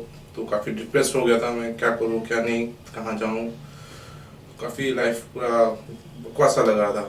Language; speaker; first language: Hindi; non-native, local second language; Assamese